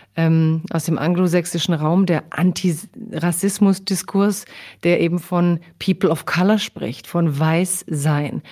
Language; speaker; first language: German; early bilingual, other home language; Croatian